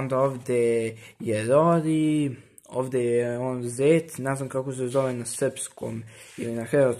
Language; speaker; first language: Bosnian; early bilingual, heritage; Bosnian